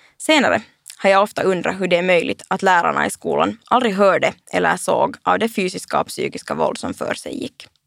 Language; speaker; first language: Swedish; native; Swedish